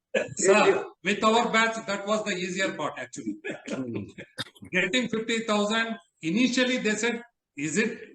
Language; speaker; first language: English; non-native, local second language; Telugu